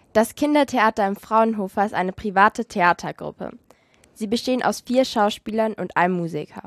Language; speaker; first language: German; native; German